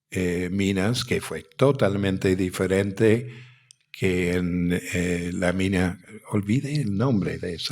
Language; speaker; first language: Spanish; non-native, fluent; English